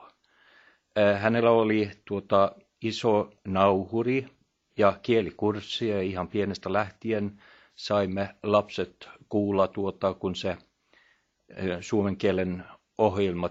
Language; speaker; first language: Finnish; early bilingual, heritage; Norwegian